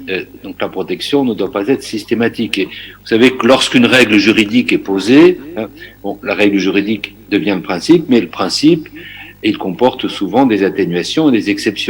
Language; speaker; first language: French; native; French